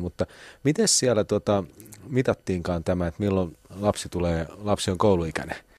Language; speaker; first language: Finnish; native; Finnish